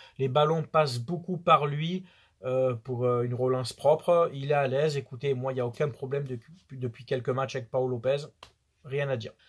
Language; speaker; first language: French; native; French